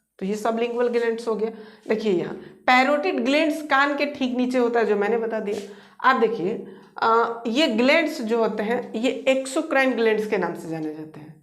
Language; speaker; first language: Hindi; native; Hindi